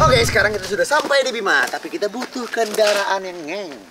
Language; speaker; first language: Indonesian; native; Indonesian